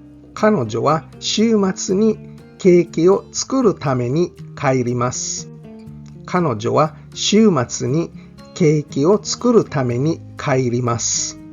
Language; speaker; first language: Japanese; non-native, fluent; English